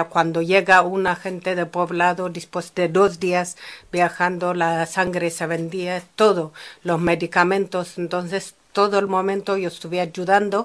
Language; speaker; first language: Spanish; non-native, fluent; Amharic